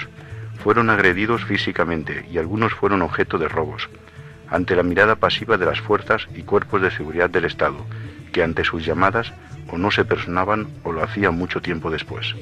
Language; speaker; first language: Spanish; native; Spanish